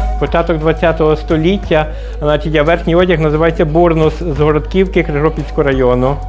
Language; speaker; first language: Ukrainian; native; Ukrainian